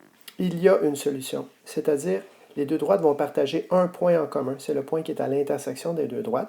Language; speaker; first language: French; native; French